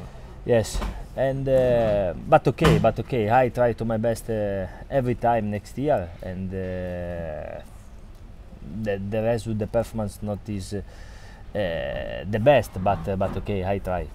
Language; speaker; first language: English; non-native, learner; Italian